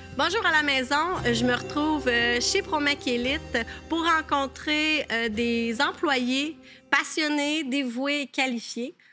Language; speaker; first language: French; native; French